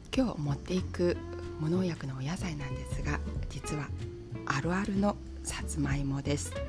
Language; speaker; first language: Japanese; non-native, fluent; Chinese